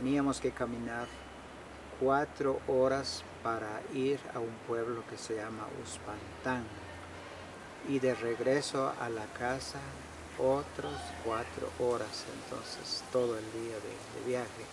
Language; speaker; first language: Spanish; non-native, local second language; Kʼicheʼ